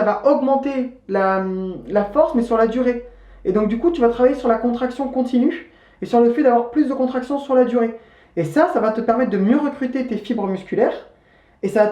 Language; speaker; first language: French; native; French